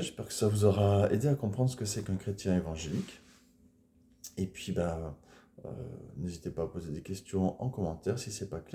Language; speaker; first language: French; native; French